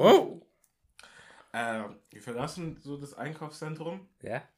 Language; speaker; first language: German; non-native, local second language; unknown